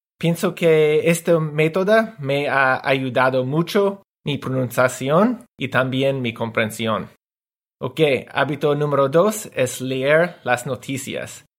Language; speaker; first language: Spanish; non-native, learner; English